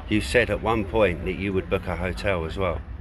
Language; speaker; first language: English; native; English